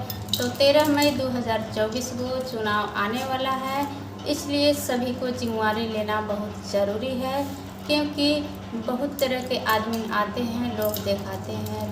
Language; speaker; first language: Hindi; non-native, local second language; Bhojpuri